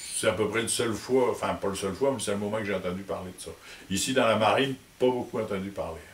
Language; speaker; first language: French; native; French